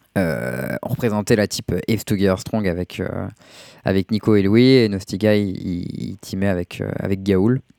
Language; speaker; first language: French; native; French